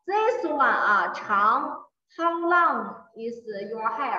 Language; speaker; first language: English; non-native, learner; Chinese